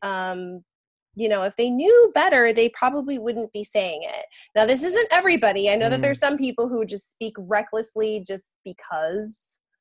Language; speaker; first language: English; native; English